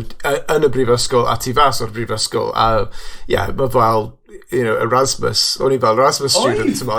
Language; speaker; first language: Welsh; non-native, local second language; English